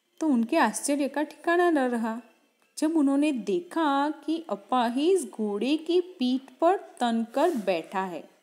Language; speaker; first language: Hindi; non-native, local second language; Gujarati